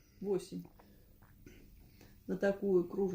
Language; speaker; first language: Russian; native; Russian